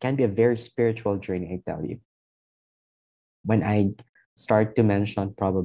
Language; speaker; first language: English; non-native, local second language; Hiligaynon